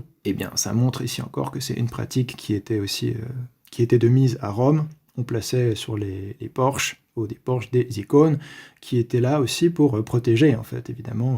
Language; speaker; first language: French; native; French